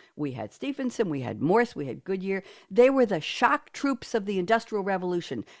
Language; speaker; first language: English; native; English